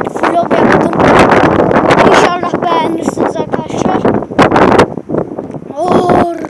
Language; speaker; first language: Turkish; non-native, learner; Azerbaijani